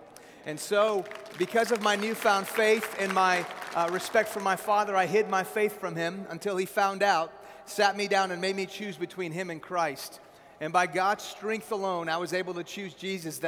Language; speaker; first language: English; early bilingual, other home language; Persian